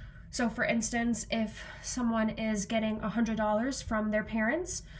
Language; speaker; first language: English; native; English